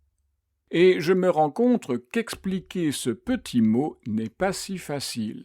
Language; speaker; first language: French; native; French